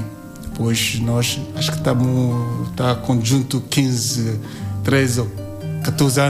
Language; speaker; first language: Portuguese; non-native, learner; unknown